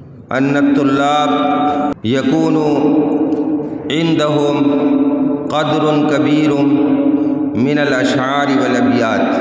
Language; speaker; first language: Arabic; non-native, fluent; Urdu